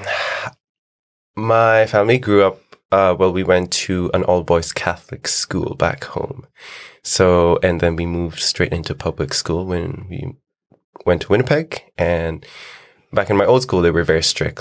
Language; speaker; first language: English; non-native, local second language; Filipino